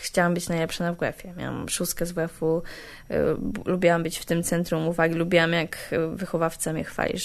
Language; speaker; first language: Polish; native; Polish